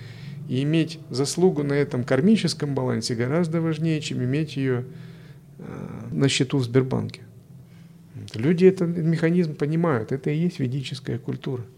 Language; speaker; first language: Russian; native; Russian